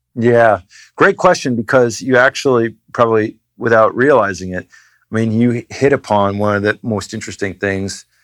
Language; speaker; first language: English; native; English